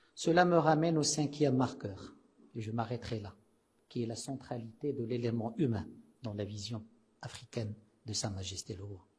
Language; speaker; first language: French; non-native, local second language; Arabic